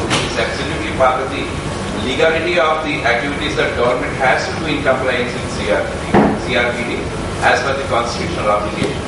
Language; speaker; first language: English; non-native, local second language; Telugu